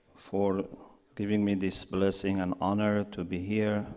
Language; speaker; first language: English; non-native, fluent; Persian